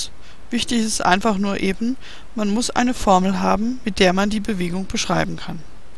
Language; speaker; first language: German; native; German